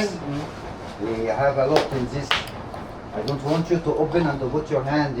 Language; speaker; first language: English; non-native, learner; Arabic